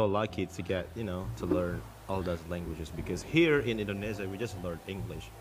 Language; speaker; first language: English; non-native, fluent; Indonesian